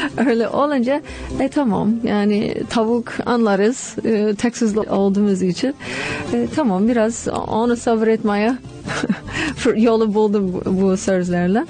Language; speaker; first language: Turkish; non-native, fluent; English